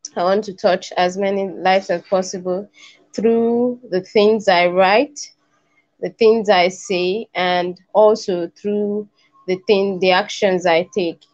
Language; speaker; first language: English; non-native, local second language; Igbo